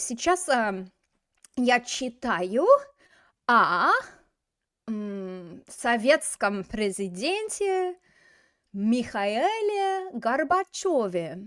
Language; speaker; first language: Russian; non-native, fluent; English